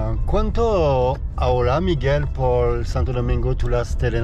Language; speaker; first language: Spanish; non-native, learner; French